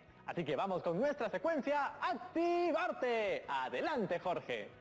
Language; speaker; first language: Spanish; native; Spanish